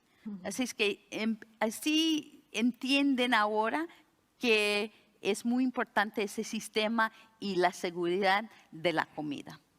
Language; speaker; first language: Spanish; early bilingual, heritage; Spanish